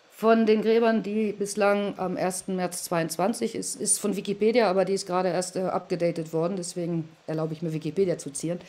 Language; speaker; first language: German; native; German